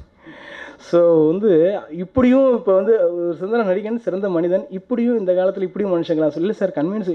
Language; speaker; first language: Tamil; native; Tamil